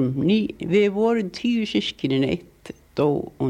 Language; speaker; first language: Icelandic; native; Icelandic